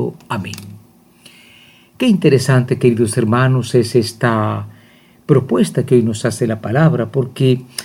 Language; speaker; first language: Spanish; native; Spanish